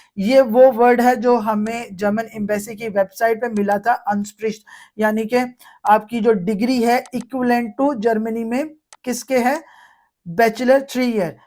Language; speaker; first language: Urdu; non-native, local second language; Punjabi